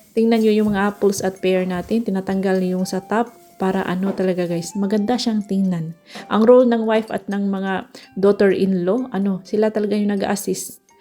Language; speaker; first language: Filipino; non-native, local second language; Cebuano